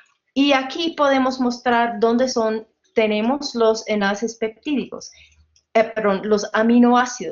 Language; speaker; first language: Spanish; non-native, fluent; English